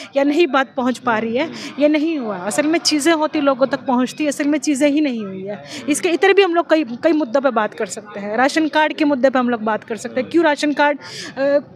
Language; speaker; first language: Hindi; native; Hindi